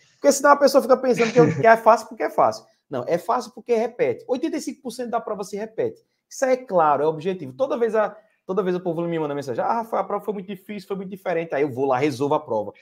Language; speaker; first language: Portuguese; native; Portuguese